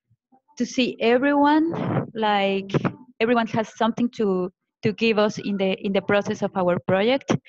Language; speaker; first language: English; non-native, fluent; Spanish